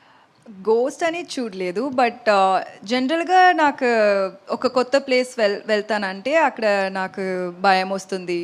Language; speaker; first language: Telugu; non-native, learner; Tamil